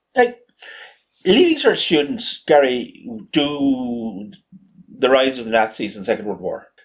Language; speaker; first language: English; native; English